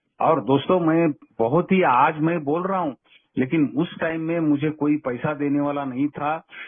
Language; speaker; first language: Hindi; non-native, local second language; Kannada